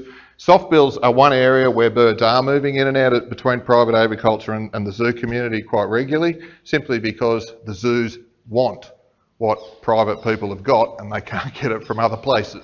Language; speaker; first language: English; native; English